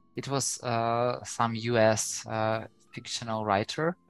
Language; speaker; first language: English; non-native, fluent; Ukrainian